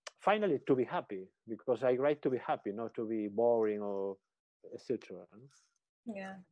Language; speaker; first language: English; non-native, learner; Spanish